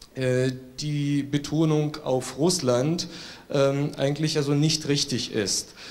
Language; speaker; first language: German; non-native, fluent; Russian